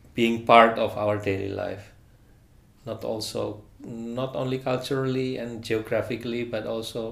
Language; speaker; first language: English; non-native, fluent; Indonesian